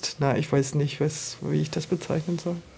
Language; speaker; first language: German; native; German